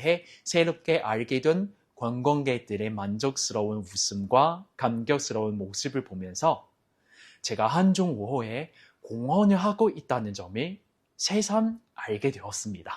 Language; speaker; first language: Korean; non-native, fluent; Chinese